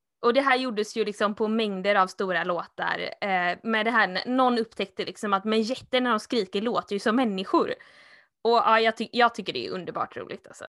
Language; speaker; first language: Swedish; native; Swedish